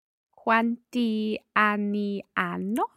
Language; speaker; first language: Italian; non-native, learner; English